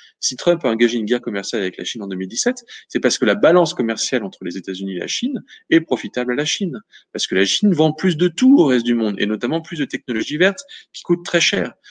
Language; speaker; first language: French; native; French